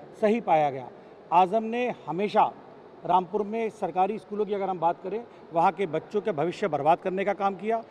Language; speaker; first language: Hindi; native; Hindi